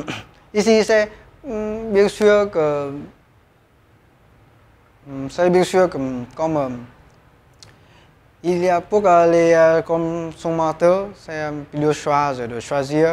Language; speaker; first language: French; non-native, learner; Vietnamese